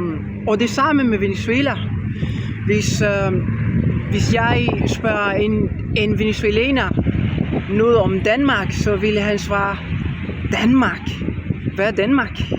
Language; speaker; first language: Danish; non-native, learner; Spanish